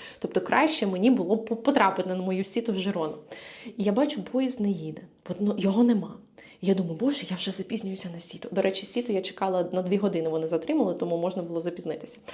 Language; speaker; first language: Ukrainian; native; Ukrainian